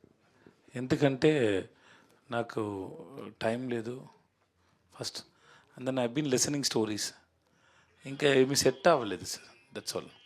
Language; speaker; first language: Telugu; non-native, learner; Tamil